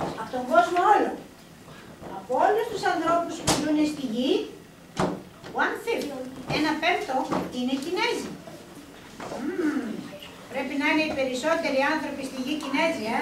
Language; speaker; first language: Greek; native; Greek